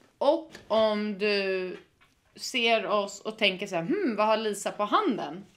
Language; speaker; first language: Swedish; native; Swedish